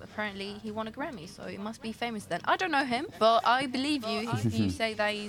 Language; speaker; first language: English; non-native, fluent; Italian